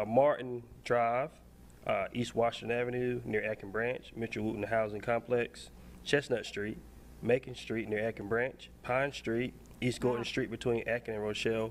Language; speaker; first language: English; native; English